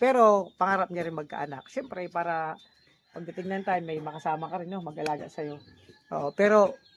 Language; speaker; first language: Filipino; native; Filipino